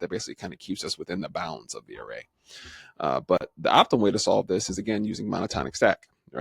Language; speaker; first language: English; native; English